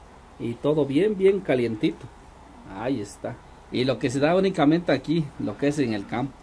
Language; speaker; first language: Spanish; native; Spanish